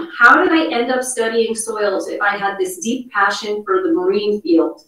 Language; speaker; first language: English; native; English